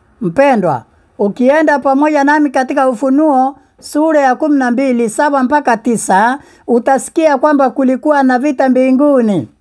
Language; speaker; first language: Swahili; non-native, local second language; Meru